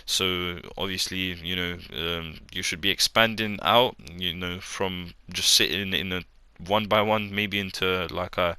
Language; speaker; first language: English; native; English